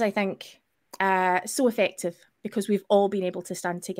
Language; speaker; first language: English; native; English